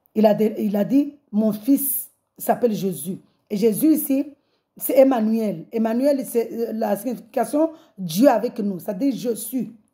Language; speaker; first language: French; non-native, local second language; Comorian